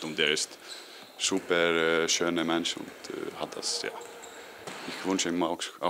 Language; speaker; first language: German; non-native, learner; Icelandic